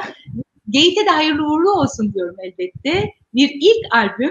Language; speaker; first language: Turkish; native; Turkish